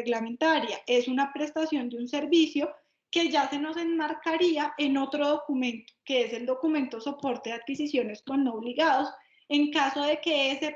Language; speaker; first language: Spanish; native; Spanish